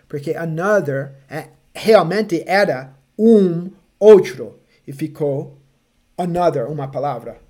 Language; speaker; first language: Portuguese; non-native, fluent; English